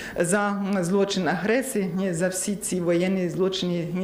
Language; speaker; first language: Ukrainian; non-native, learner; German